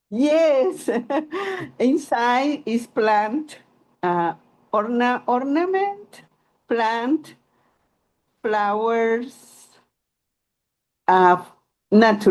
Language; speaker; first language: English; non-native, learner; Spanish